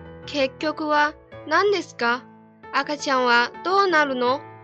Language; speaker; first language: Japanese; non-native, learner; Chinese